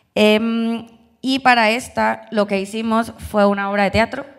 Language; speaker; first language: Spanish; native; Spanish